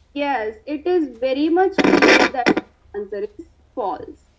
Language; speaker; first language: English; non-native, local second language; Punjabi